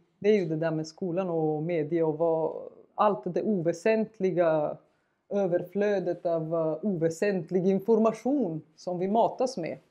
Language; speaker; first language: Swedish; non-native, fluent; Bulgarian